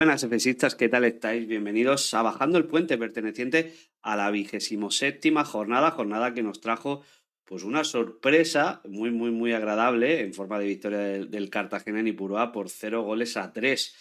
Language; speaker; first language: Spanish; native; Spanish